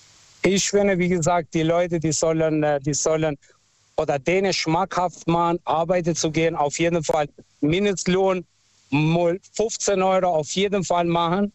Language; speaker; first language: German; non-native, fluent; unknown